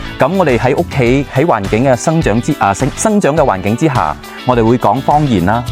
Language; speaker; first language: Cantonese; non-native, local second language; Hakka Chinese